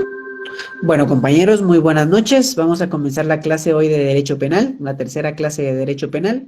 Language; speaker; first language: Spanish; native; Spanish